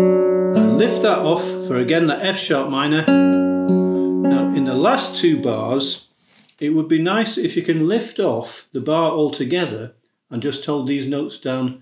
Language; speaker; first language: English; native; English